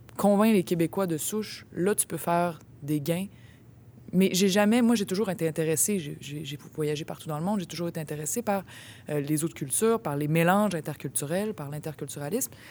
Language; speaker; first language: French; native; French